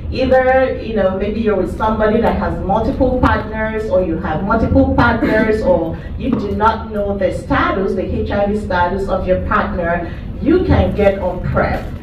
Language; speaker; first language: English; native; English